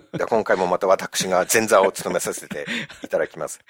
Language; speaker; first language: Japanese; native; Japanese